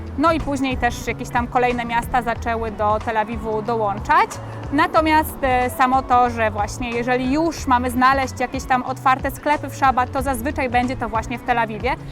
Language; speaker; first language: Polish; native; Polish